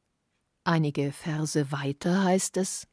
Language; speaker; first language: German; native; German